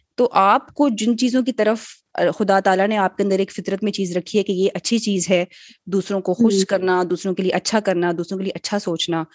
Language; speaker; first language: Urdu; native; Urdu